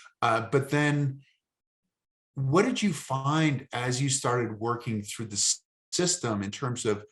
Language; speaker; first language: English; native; English